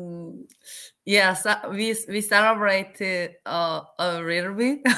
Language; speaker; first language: English; non-native, learner; Korean